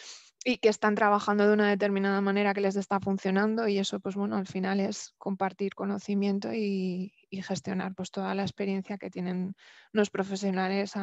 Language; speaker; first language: Spanish; native; Spanish